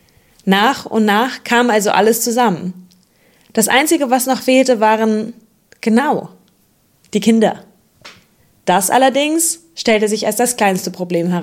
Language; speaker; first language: German; native; German